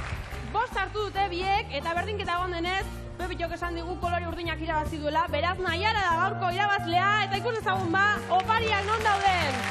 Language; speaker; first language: Basque; native; Basque